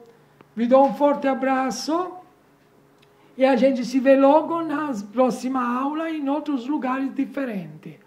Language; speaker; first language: Portuguese; non-native, fluent; Italian